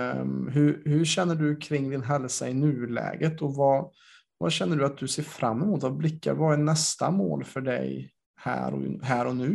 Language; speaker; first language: Swedish; native; Swedish